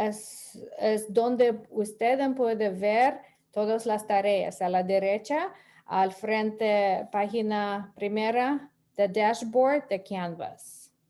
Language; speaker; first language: Spanish; non-native, fluent; English